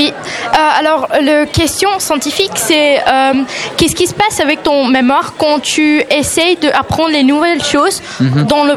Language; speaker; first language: French; non-native, learner; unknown